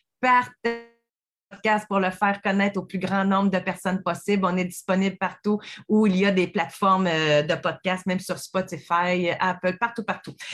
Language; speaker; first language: French; native; French